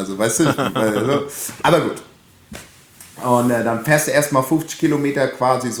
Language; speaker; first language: German; native; German